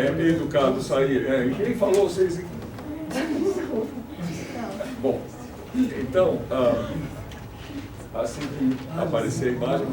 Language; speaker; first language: Portuguese; non-native, fluent; Spanish